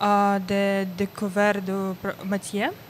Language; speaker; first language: French; non-native, learner; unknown